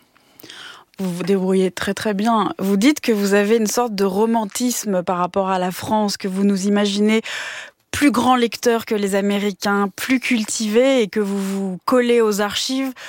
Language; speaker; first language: French; native; French